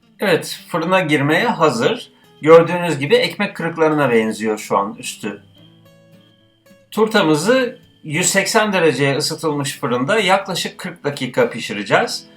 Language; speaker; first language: Turkish; native; Turkish